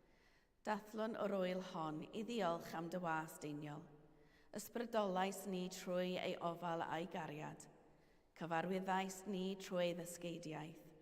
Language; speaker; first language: Welsh; native; Welsh